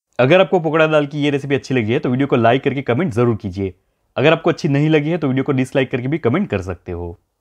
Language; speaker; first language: Hindi; non-native, local second language; Gujarati